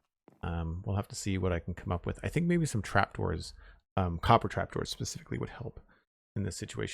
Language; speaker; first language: English; native; English